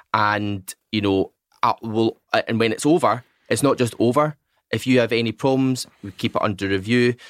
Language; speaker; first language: English; native; English